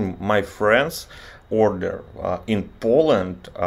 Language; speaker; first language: English; non-native, learner; Russian